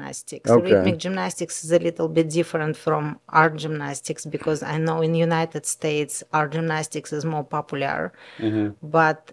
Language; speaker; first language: English; non-native, learner; Russian